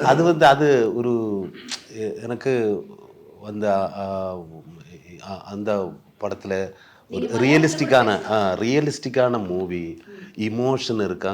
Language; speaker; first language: Tamil; non-native, learner; Malayalam